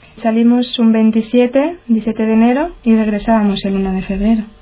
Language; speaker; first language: Spanish; native; Spanish